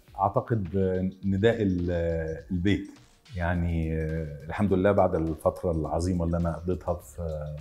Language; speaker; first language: Arabic; native; Arabic